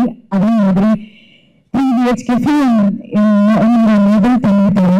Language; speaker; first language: Tamil; non-native, learner; English